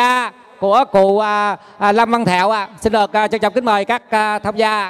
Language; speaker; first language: Vietnamese; native; Vietnamese